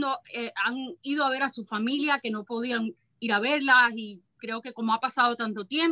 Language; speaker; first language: Spanish; early bilingual, heritage; Spanish